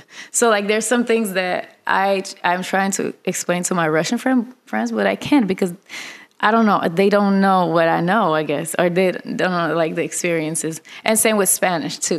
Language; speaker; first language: English; non-native, fluent; Russian